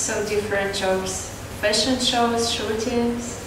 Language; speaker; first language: English; non-native, learner; Ukrainian